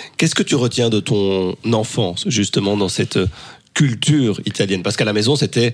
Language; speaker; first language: French; native; French